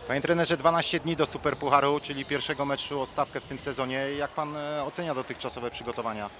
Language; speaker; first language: Polish; native; Polish